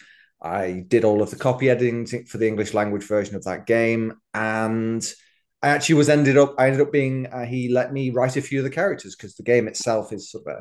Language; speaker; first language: English; native; English